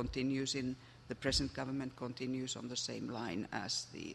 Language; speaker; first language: English; non-native, fluent; Finnish